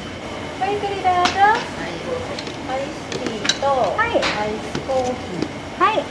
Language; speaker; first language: Japanese; native; Japanese